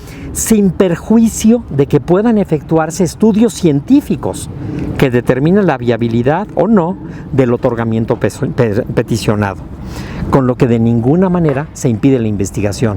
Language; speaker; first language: Spanish; native; Spanish